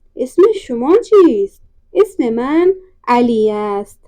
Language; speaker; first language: Persian; non-native, fluent; Urdu